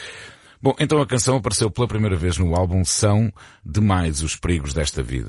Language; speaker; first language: Portuguese; native; Portuguese